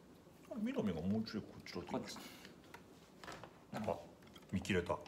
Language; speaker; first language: Japanese; native; Japanese